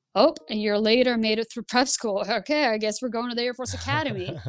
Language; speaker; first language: English; early bilingual, other home language; Lithuanian